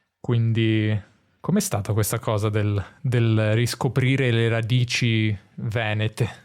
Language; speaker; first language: Italian; native; Italian